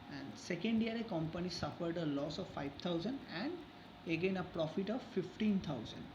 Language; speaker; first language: English; non-native, local second language; Bangla